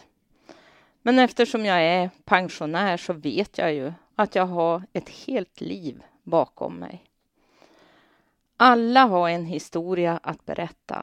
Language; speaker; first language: Swedish; native; Swedish